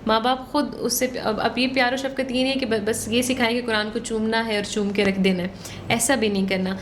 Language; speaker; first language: Urdu; native; Urdu